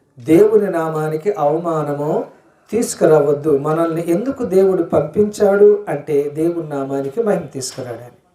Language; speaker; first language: Telugu; non-native, local second language; Koya